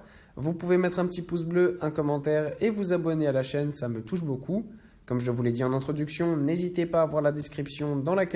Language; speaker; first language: French; native; French